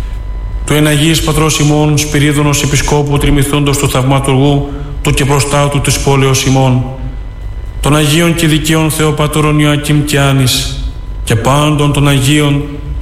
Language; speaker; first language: Greek; native; Greek